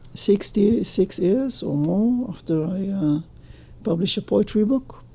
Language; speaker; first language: English; non-native, fluent; Hebrew